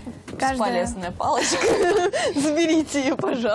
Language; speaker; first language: Russian; native; Russian